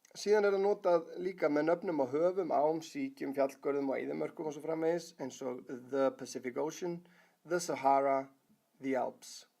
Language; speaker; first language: Icelandic; native; Icelandic